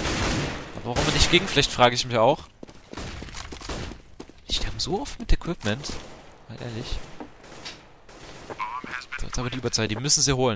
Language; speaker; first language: German; native; German